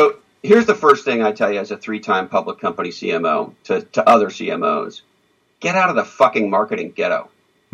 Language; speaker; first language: English; native; English